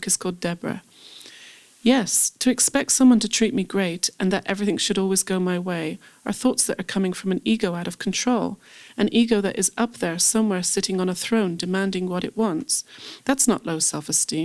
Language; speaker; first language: English; native; English